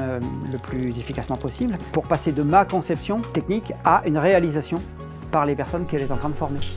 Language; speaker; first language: French; native; French